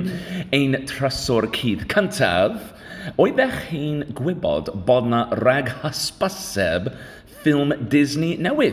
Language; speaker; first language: Welsh; non-native, learner; English